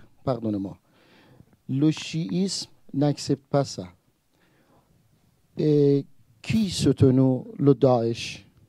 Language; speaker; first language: French; non-native, learner; Persian